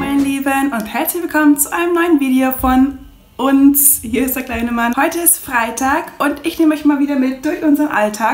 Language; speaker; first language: German; native; German